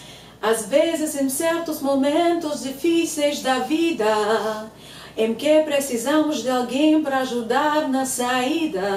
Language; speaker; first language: Portuguese; non-native, fluent; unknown